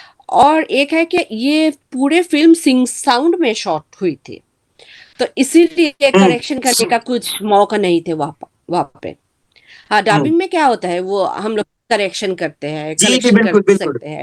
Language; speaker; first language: Hindi; non-native, learner; Bangla